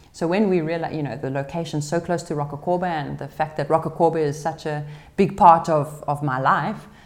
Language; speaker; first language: English; native; English